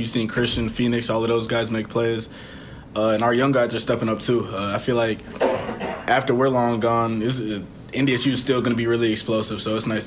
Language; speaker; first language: English; native; English